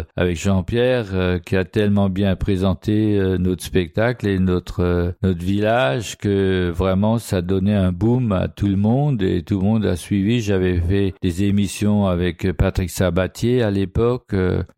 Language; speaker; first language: French; native; French